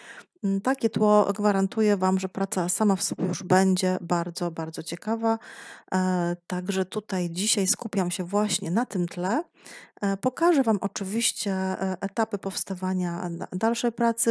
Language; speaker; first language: Polish; native; Polish